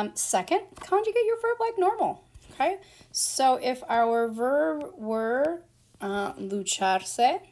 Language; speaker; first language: English; native; English